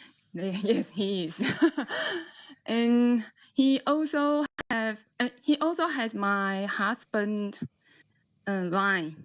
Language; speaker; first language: English; non-native, learner; Chinese